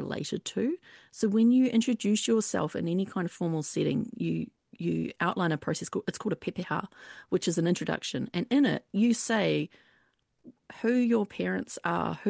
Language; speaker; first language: English; native; English